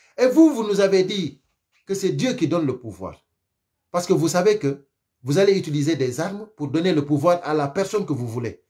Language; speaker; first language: French; non-native, local second language; Fula